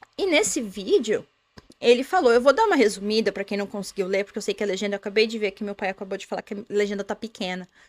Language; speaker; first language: Portuguese; native; Portuguese